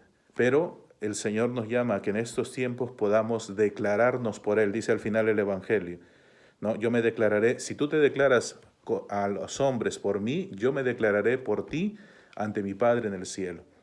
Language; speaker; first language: Spanish; native; Spanish